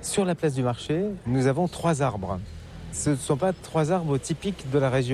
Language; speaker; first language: French; native; French